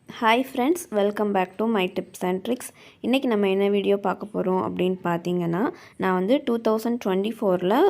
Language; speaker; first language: Tamil; native; Tamil